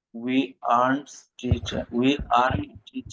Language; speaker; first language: English; non-native, learner; Bangla